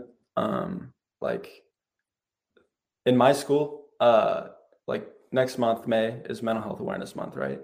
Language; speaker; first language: English; native; English